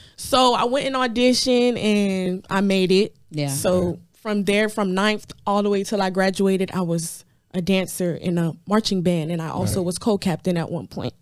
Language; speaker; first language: English; native; English